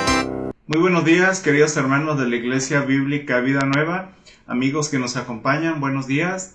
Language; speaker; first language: Spanish; native; Spanish